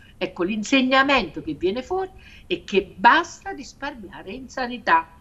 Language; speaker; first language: Italian; native; Italian